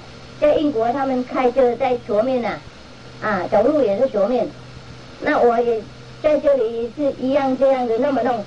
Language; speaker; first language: Chinese; non-native, fluent; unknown